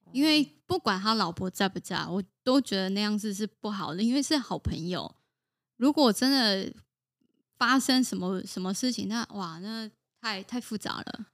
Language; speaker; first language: Chinese; native; Chinese